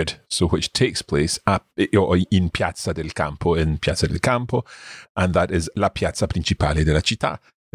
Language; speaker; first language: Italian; non-native, fluent; English